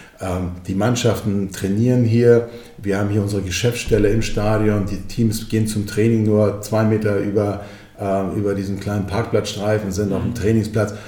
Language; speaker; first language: German; early bilingual, other home language; Croatian